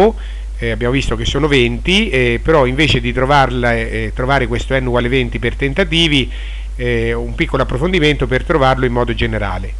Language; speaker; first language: Italian; native; Italian